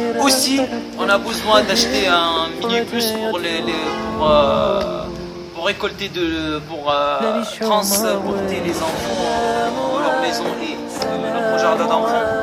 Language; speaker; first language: French; non-native, fluent; Arabic